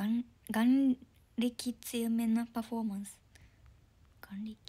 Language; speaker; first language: Japanese; native; Japanese